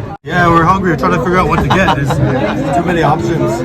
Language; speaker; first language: English; native; English